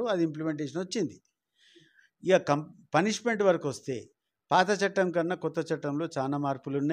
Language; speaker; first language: Telugu; native; Telugu